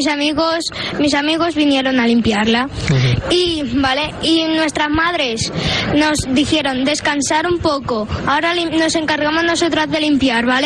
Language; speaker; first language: Spanish; native; Spanish